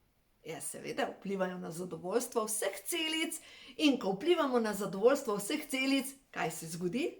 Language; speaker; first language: Slovenian; native; Slovenian